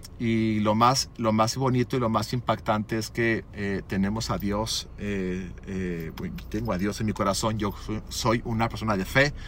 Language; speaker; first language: Spanish; early bilingual, other home language; English